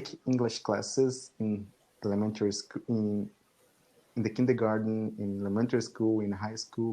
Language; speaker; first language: English; non-native, fluent; Portuguese